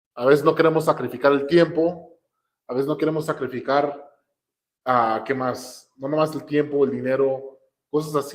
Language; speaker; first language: Spanish; early bilingual, other home language; English